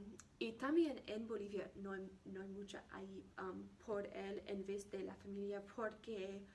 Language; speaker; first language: Spanish; non-native, learner; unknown